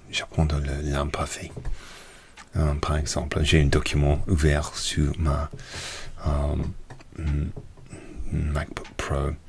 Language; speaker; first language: French; non-native, learner; English